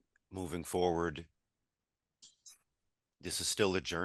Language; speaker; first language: English; native; English